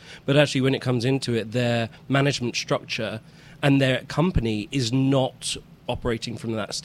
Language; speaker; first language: English; native; English